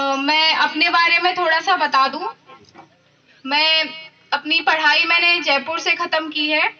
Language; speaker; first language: Hindi; native; Hindi